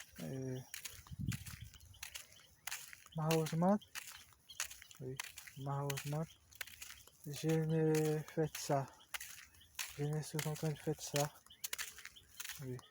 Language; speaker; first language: French; non-native, learner; Portuguese